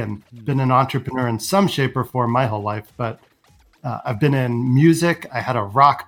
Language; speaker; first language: English; native; English